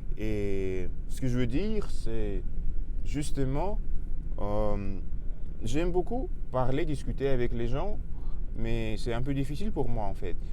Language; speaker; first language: French; non-native, learner; Russian